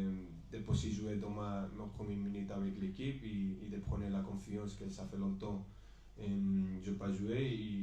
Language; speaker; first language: French; non-native, fluent; Spanish